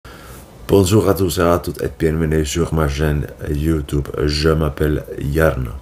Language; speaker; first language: French; non-native, learner; Finnish